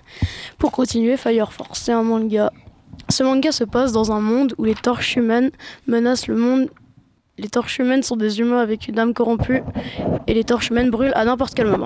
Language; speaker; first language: French; native; French